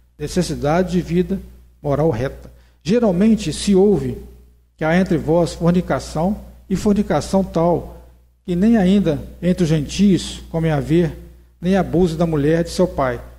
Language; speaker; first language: Portuguese; native; Portuguese